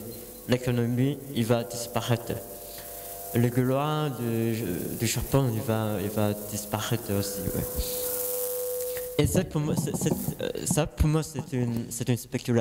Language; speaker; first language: French; non-native, learner; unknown